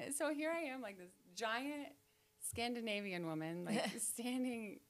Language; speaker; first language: English; native; English